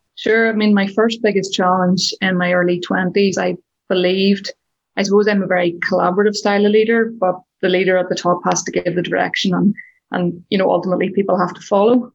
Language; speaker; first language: English; native; English